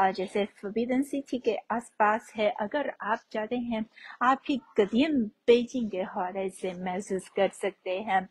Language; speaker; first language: Urdu; non-native, fluent; Chinese